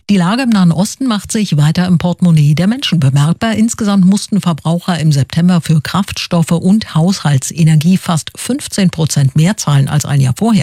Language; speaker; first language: German; native; German